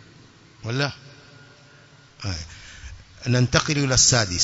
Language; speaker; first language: Arabic; non-native, fluent; Swahili